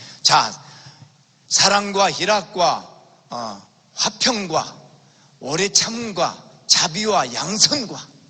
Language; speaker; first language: Korean; native; Korean